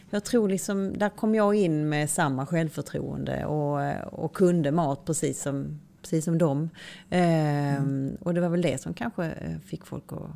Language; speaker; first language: Swedish; native; Swedish